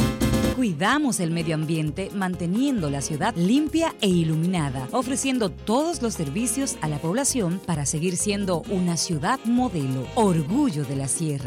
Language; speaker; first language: Spanish; native; Spanish